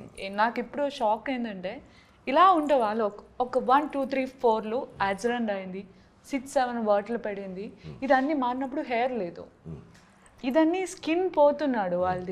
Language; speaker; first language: Telugu; non-native, learner; Malayalam